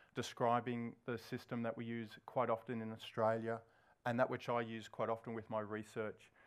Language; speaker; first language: English; native; English